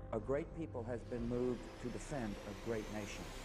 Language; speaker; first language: English; native; English